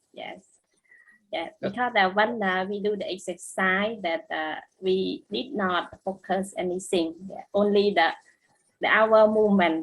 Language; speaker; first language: English; non-native, learner; Khmer